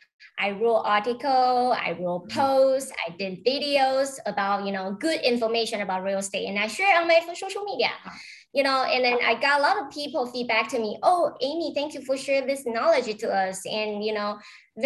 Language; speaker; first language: English; non-native, fluent; Chinese